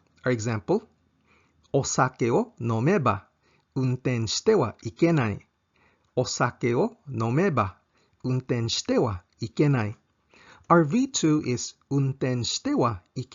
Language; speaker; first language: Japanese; non-native, fluent; English